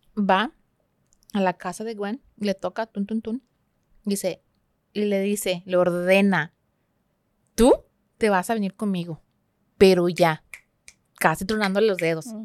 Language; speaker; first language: Spanish; early bilingual, heritage; Spanish